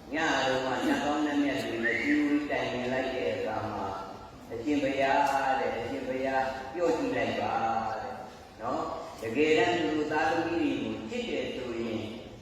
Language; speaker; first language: Burmese; native; Burmese